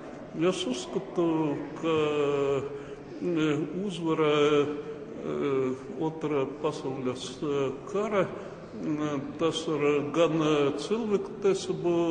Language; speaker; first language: Latvian; non-native, local second language; Russian